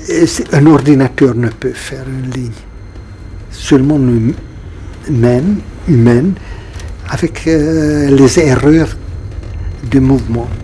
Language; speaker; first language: French; non-native, fluent; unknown